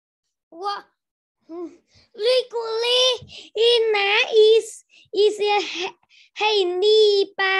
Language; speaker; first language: Chinese; non-native, learner; Vietnamese